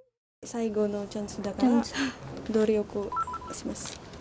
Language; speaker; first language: Japanese; non-native, learner; Indonesian